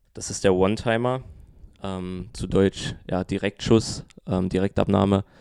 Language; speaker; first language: German; native; German